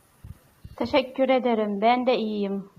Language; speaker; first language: Turkish; non-native, learner; Uzbek